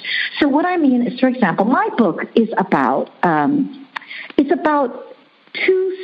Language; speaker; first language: English; early bilingual, other home language; Chinese